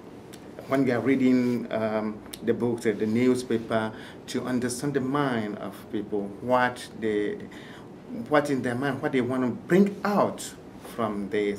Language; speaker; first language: English; non-native, fluent; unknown